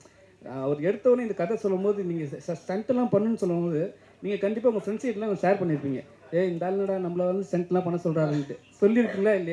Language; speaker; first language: Tamil; native; Tamil